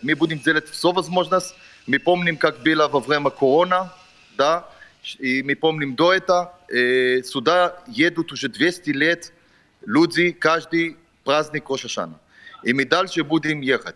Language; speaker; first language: Russian; non-native, fluent; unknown